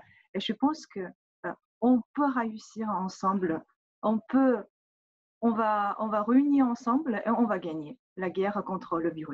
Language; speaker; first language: French; non-native, learner; Chinese